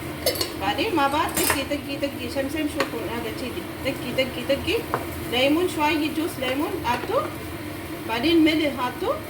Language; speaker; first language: Arabic; non-native, learner; Amharic